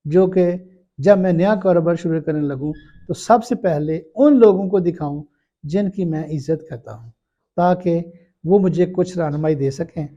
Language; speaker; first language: Urdu; non-native, local second language; Punjabi